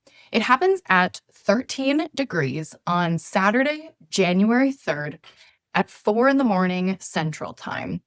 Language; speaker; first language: English; native; English